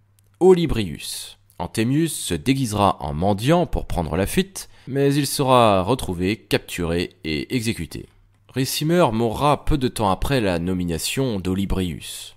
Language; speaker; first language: French; native; French